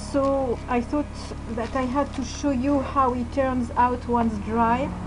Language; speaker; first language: English; non-native, fluent; French